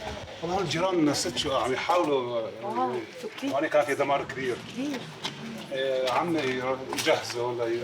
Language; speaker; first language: Arabic; native; Arabic